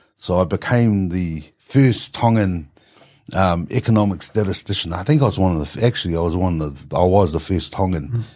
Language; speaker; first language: English; native; English